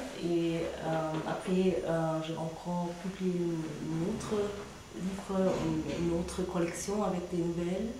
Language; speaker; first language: French; non-native, fluent; German